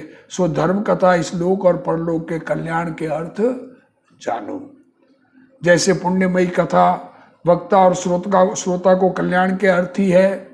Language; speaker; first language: Hindi; native; Hindi